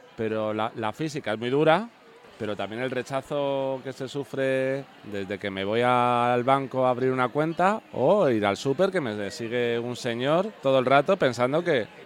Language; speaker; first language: Spanish; native; Spanish